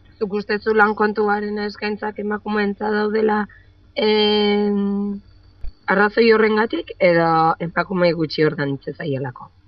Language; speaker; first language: Basque; non-native, local second language; Spanish